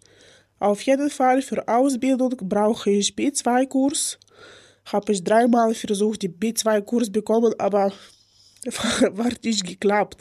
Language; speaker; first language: German; non-native, learner; Ukrainian